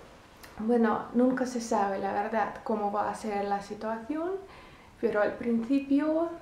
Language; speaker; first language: Spanish; non-native, fluent; Russian